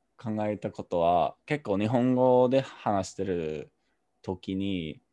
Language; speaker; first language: Japanese; non-native, fluent; English